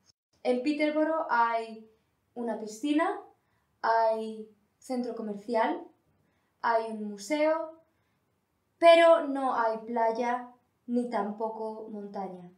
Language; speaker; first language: Spanish; non-native, learner; English